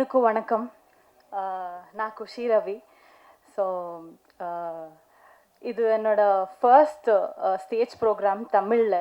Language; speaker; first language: Tamil; non-native, learner; Kannada